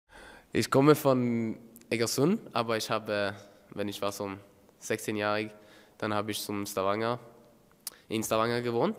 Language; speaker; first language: German; non-native, learner; Norwegian